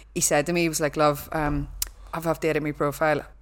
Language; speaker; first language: English; native; English